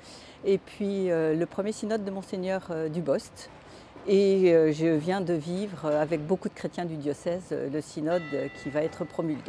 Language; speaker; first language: French; native; French